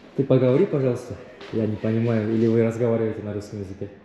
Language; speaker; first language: Russian; non-native, local second language; Kazakh